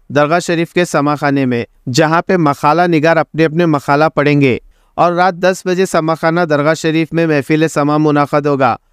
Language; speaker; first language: Hindi; non-native, local second language; Urdu